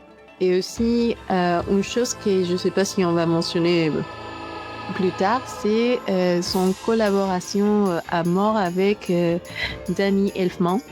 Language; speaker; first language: French; non-native, fluent; Spanish